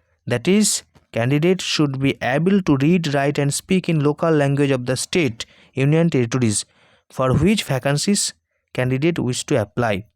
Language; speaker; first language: English; non-native, local second language; Bangla